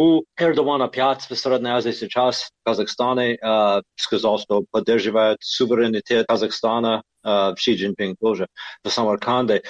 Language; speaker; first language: Russian; non-native, fluent; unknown